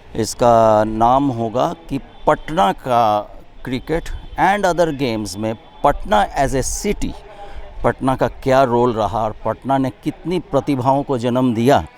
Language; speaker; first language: Hindi; native; Hindi